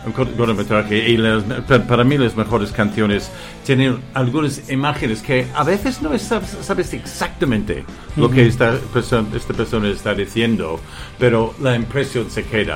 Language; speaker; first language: Spanish; non-native, fluent; English